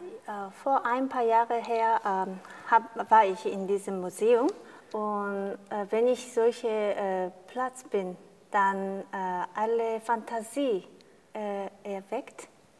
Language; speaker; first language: German; non-native, fluent; Korean